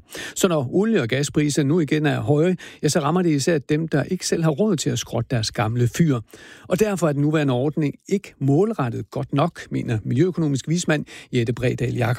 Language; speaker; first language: Danish; native; Danish